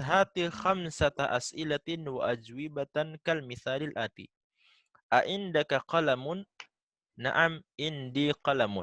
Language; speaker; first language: Arabic; non-native, fluent; Indonesian